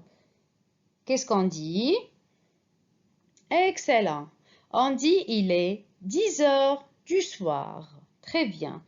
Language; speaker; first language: French; non-native, fluent; Arabic